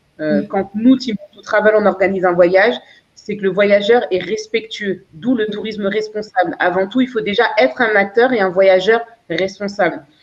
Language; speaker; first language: French; early bilingual, other home language; Lingala